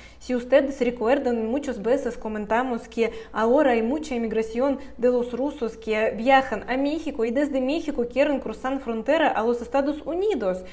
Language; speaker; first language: Spanish; non-native, fluent; Russian